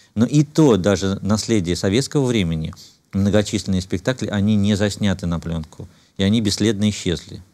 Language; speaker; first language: Russian; native; Russian